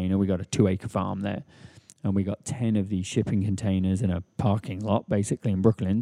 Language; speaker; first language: English; native; English